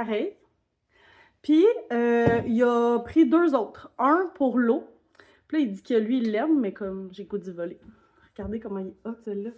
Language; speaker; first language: French; native; French